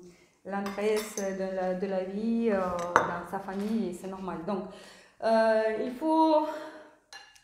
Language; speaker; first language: French; non-native, learner; Russian